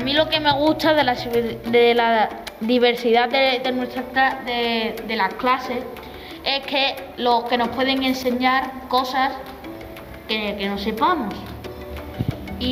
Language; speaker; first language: Spanish; native; Spanish